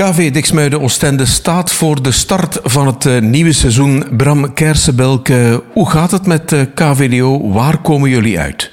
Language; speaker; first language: Dutch; native; Dutch